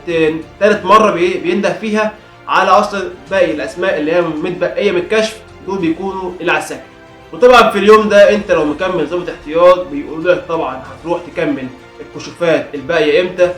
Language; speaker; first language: Arabic; native; Arabic